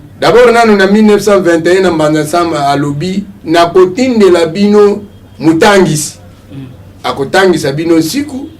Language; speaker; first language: Lingala; non-native, local second language; Kongo